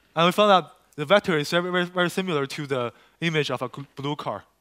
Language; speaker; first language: English; non-native, fluent; Chinese